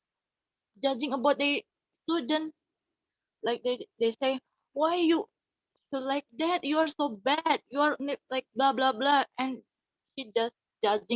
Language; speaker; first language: English; non-native, learner; Indonesian